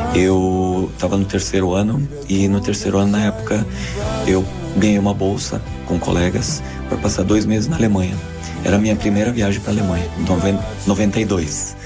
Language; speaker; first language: Portuguese; non-native, local second language; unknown